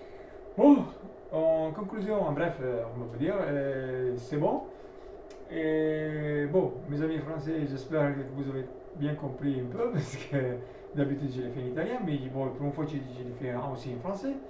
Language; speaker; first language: French; non-native, learner; Italian